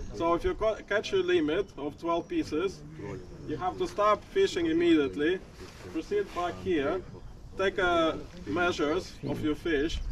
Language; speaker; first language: English; non-native, fluent; Russian